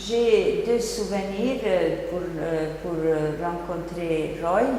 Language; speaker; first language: French; non-native, fluent; Hungarian